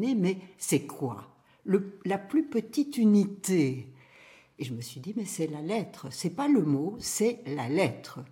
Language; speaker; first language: French; native; French